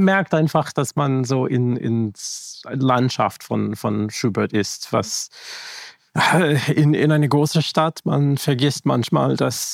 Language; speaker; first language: German; non-native, fluent; English